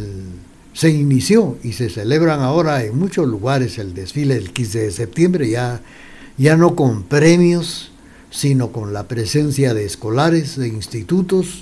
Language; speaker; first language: Spanish; native; Spanish